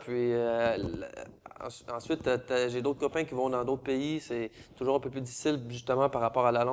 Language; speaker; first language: French; native; French